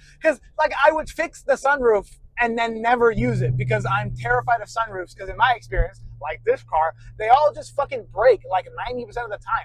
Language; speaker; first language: English; native; English